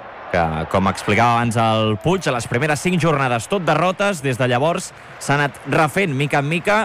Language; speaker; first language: Catalan; native; Catalan